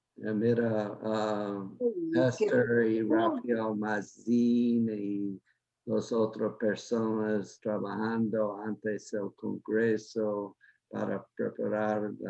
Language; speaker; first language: Spanish; non-native, learner; English